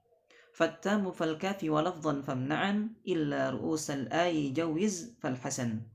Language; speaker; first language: Arabic; non-native, fluent; Indonesian